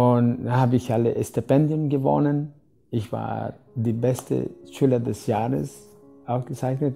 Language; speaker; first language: German; non-native, fluent; Spanish